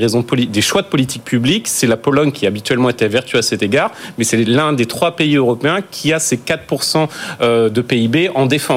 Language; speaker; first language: French; native; French